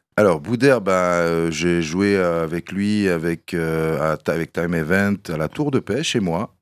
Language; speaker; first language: French; early bilingual, other home language; Kabyle